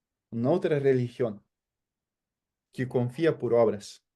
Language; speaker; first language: Spanish; non-native, fluent; Portuguese